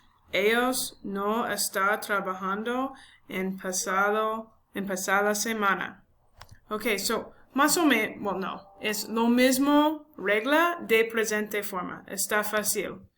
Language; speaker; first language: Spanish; non-native, learner; English